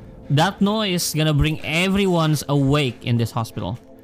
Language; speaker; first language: English; non-native, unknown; Indonesian